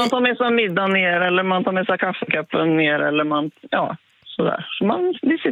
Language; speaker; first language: Swedish; native; Swedish